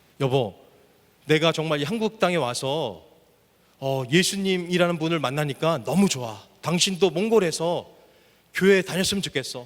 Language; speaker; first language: Korean; native; Korean